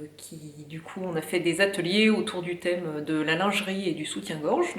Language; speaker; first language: French; native; French